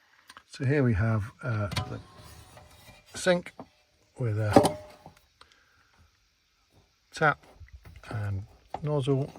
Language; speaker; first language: English; native; English